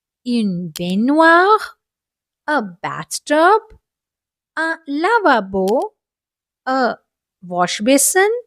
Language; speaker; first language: French; non-native, fluent; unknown